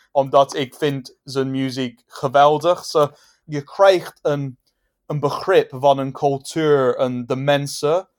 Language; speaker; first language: Dutch; non-native, fluent; English